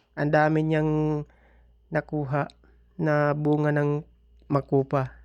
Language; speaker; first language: Filipino; non-native, local second language; Cebuano